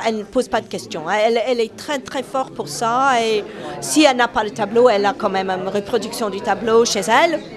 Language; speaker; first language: French; non-native, fluent; English